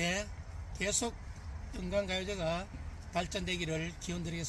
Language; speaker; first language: Korean; native; Korean